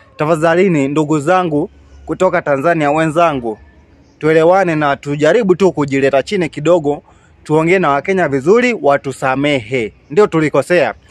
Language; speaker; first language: Swahili; native; Swahili